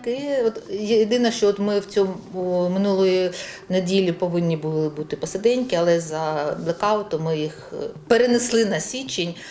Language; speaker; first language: Ukrainian; non-native, local second language; Russian